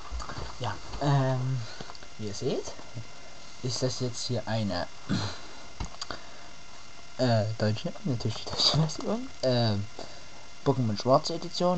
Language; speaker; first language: German; native; German